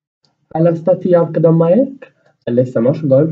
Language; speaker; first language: Arabic; non-native, learner; English